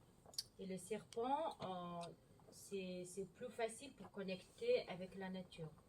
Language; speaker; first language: French; non-native, learner; Mongolian